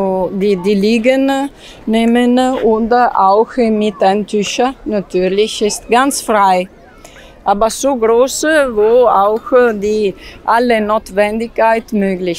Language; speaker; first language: German; non-native, learner; Italian